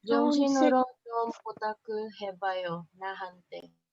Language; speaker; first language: Korean; non-native, learner; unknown